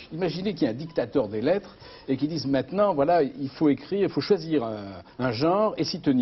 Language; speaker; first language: French; native; French